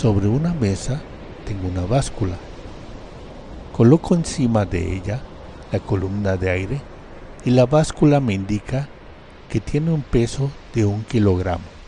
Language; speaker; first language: Spanish; native; Spanish